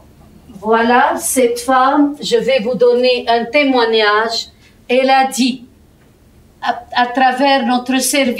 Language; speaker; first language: French; non-native, fluent; Arabic